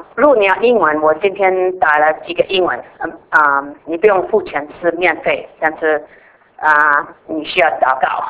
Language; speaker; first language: Chinese; non-native, fluent; English